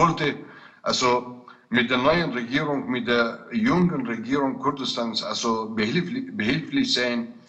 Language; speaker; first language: German; non-native, fluent; Kurdish